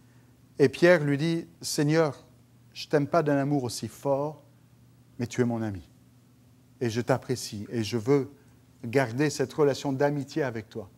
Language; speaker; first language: French; native; French